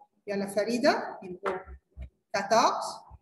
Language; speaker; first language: French; non-native, learner; Arabic